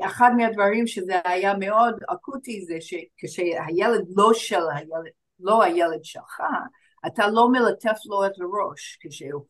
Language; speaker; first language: Hebrew; non-native, fluent; English